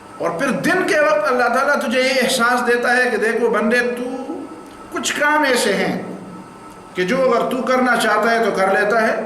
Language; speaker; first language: Urdu; non-native, local second language; Pashto